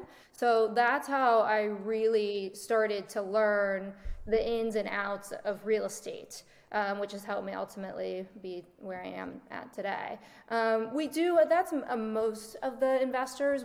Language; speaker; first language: English; native; English